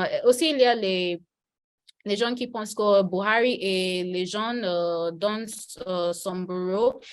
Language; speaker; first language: French; non-native, learner; Yoruba